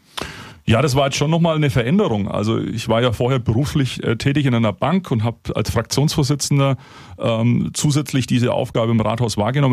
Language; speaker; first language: German; native; German